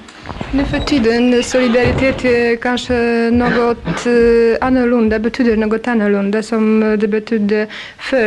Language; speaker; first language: Swedish; non-native, fluent; Polish